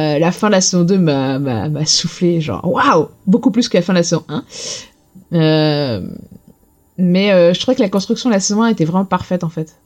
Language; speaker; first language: French; native; French